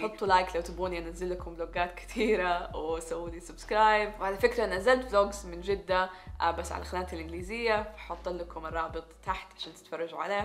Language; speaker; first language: Arabic; native; Arabic